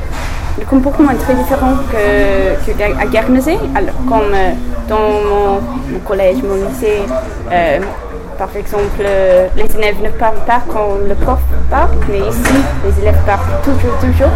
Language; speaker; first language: French; non-native, learner; English